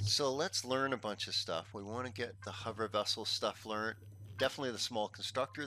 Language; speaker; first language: English; native; English